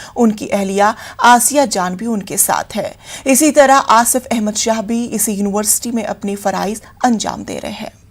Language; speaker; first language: Hindi; native; Hindi